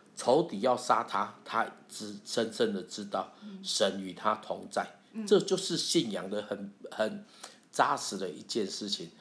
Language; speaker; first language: Chinese; native; Chinese